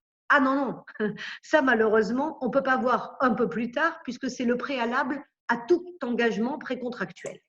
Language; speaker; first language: French; native; French